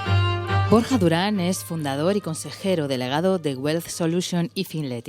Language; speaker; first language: Spanish; native; Spanish